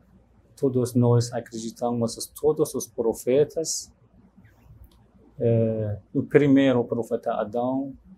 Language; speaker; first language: Portuguese; non-native, fluent; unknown